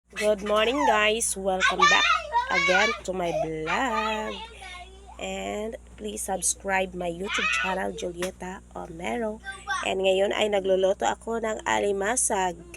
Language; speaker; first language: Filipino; non-native, local second language; Cebuano